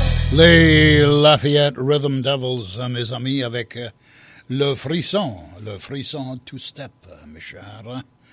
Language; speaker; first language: French; early bilingual, heritage; French